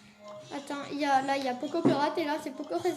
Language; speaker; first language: French; native; French